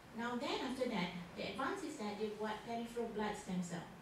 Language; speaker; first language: English; non-native, local second language; Malay